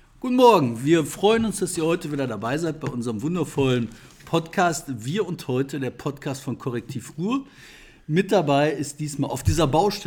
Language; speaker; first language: German; native; German